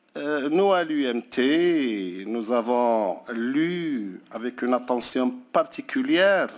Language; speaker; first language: French; non-native, local second language; Arabic